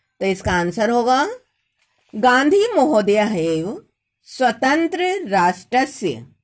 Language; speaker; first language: Hindi; native; Hindi